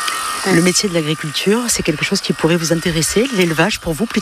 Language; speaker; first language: French; native; French